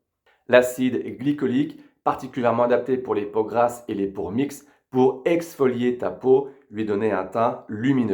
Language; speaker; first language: French; native; French